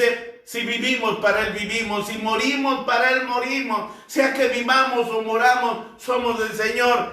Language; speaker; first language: Spanish; native; Spanish